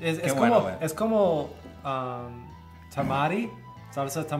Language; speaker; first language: Spanish; non-native, learner; English